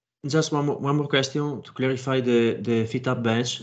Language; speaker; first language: English; non-native, fluent; Italian